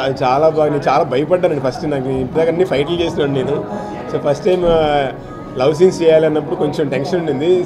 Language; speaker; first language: Telugu; native; Telugu